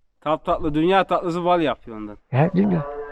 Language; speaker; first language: Turkish; native; Turkish